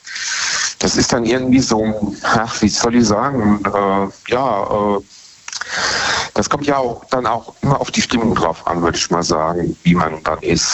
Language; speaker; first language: German; native; German